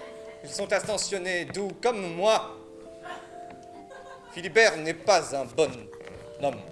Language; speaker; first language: French; native; French